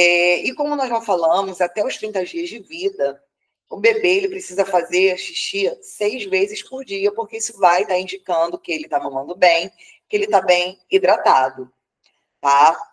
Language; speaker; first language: Portuguese; native; Portuguese